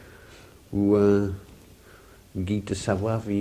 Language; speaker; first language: French; non-native, fluent; English